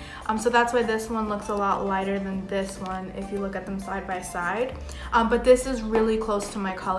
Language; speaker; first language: English; native; English